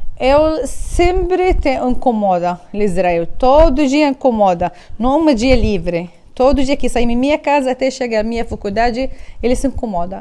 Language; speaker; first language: Portuguese; non-native, learner; Arabic